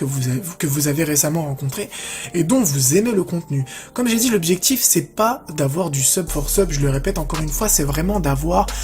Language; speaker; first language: French; native; French